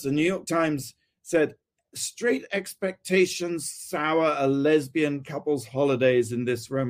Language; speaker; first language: English; native; English